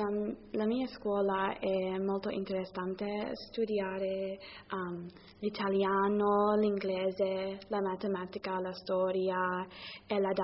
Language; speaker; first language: Italian; non-native, learner; English